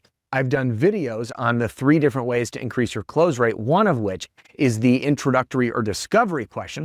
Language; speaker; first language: English; native; English